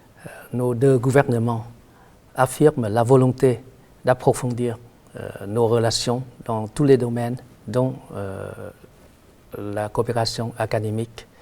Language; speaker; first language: French; non-native, fluent; Vietnamese